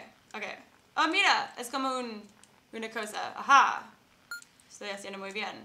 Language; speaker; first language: Spanish; non-native, learner; English